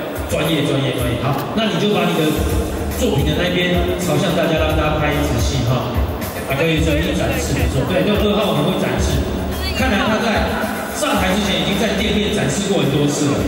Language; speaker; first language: Chinese; native; Chinese